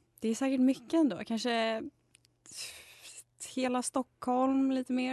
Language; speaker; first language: Swedish; native; Swedish